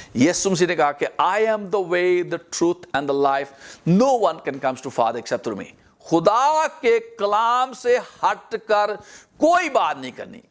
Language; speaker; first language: Urdu; native; Urdu